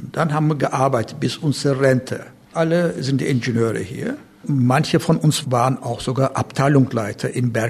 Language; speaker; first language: German; non-native, learner; Turkish